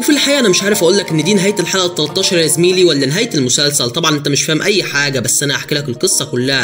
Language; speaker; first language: Arabic; native; Arabic